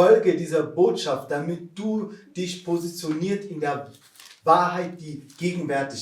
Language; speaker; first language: German; non-native, fluent; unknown